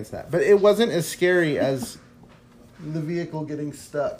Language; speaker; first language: English; native; English